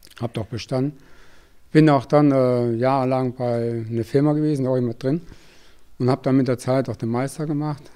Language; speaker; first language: German; early bilingual, other home language; Spanish